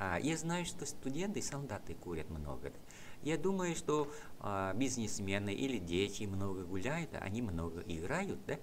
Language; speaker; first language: Russian; non-native, fluent; Vietnamese